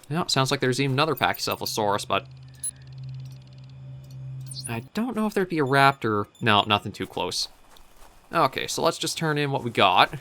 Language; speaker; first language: English; native; English